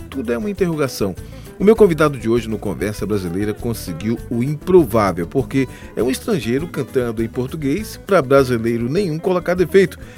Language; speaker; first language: Portuguese; native; Portuguese